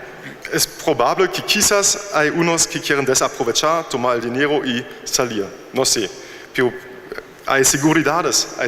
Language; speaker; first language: Spanish; non-native, fluent; German